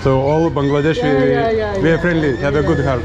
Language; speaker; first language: English; non-native, learner; Lithuanian